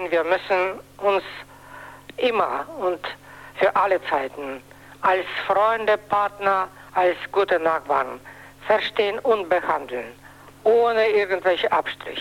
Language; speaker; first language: German; non-native, fluent; Russian